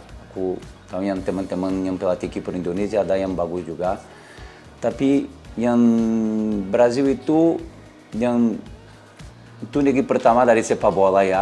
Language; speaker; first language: Indonesian; non-native, learner; Portuguese